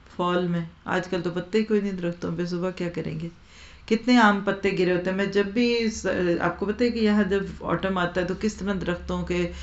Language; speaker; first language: Urdu; non-native, local second language; Punjabi